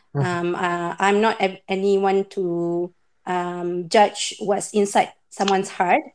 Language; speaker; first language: English; non-native, local second language; Malay